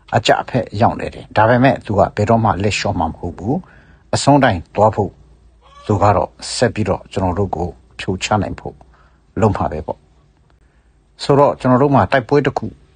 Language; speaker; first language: Burmese; non-native, local second language; Hakha Chin